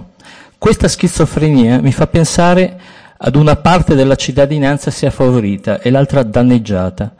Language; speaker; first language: Italian; native; Italian